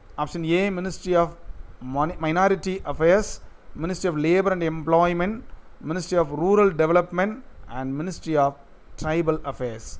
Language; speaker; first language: English; non-native, local second language; Tamil